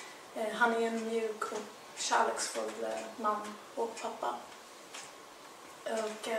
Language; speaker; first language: Swedish; non-native, fluent; English